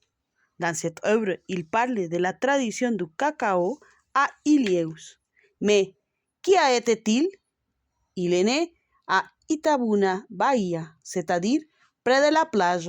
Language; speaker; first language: French; non-native, learner; Spanish